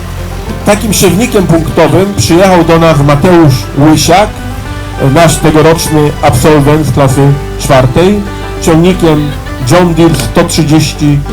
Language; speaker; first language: Polish; native; Polish